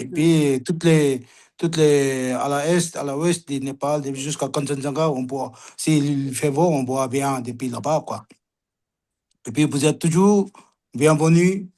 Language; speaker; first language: French; non-native, learner; Sherpa